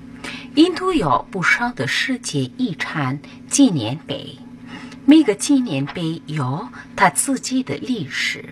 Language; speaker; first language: Chinese; non-native, learner; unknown